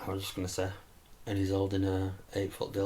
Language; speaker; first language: English; native; English